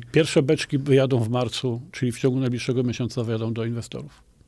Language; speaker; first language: Polish; native; Polish